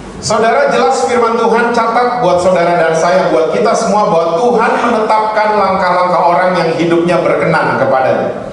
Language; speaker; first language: Indonesian; native; Indonesian